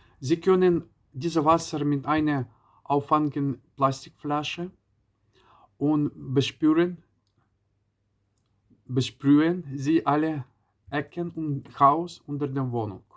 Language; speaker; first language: German; non-native, learner; Ukrainian